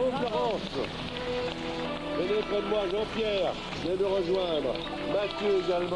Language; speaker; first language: French; native; French